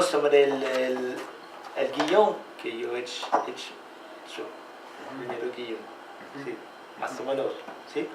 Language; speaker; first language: Spanish; non-native, learner; French